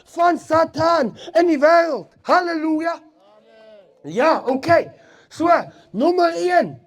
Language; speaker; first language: Afrikaans; non-native, local second language; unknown